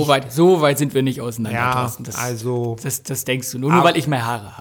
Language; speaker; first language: German; native; German